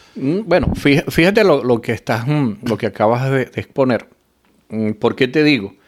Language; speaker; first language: Spanish; native; Spanish